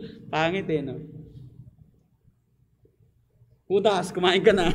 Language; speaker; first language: Filipino; native; Filipino